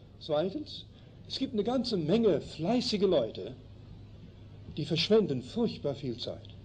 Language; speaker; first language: German; early bilingual, heritage; German